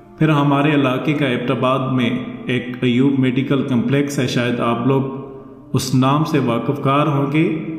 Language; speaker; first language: Urdu; non-native, local second language; Northern Hindko